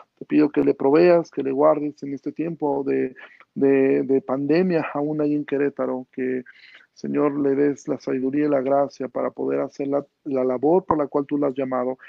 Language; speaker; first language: Spanish; native; Spanish